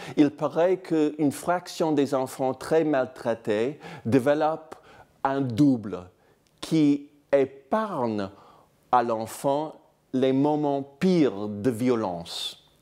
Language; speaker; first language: French; non-native, fluent; English